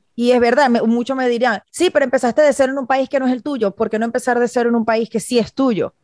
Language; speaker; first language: Spanish; native; Spanish